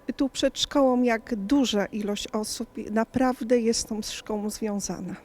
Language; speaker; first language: Polish; native; Polish